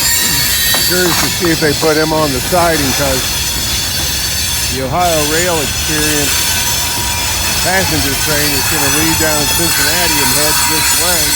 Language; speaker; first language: English; native; English